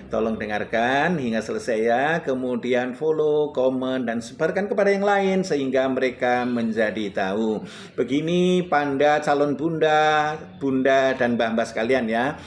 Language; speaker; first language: Indonesian; non-native, local second language; Javanese